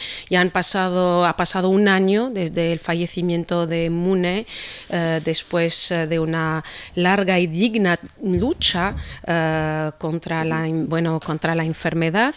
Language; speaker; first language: Spanish; non-native, fluent; Arabic